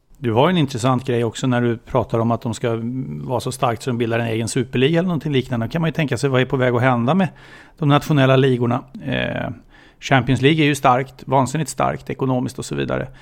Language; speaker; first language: Swedish; native; Swedish